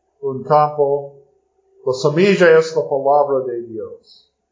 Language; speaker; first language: Spanish; non-native, learner; English